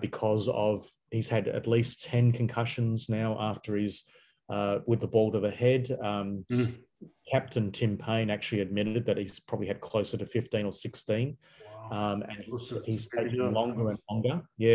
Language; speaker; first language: English; native; English